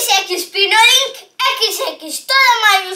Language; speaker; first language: Spanish; native; Spanish